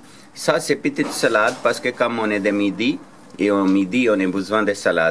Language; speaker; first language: French; non-native, learner; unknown